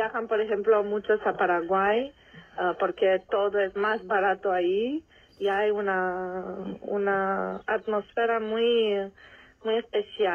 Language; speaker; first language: Spanish; non-native, fluent; Romanian